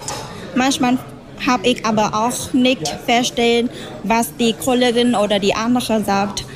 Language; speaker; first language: German; non-native, learner; Vietnamese